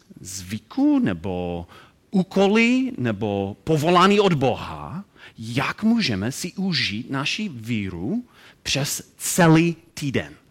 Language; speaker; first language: Czech; non-native, learner; English